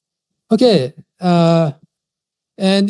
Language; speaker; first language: English; non-native, fluent; Japanese